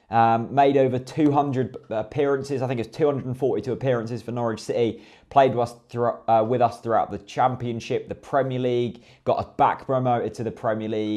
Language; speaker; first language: English; native; English